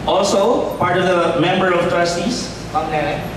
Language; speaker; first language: English; non-native, local second language; Filipino